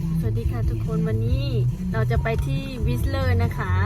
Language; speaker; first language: Thai; native; Thai